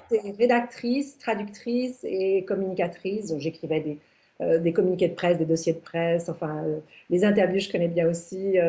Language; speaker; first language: French; early bilingual, other home language; English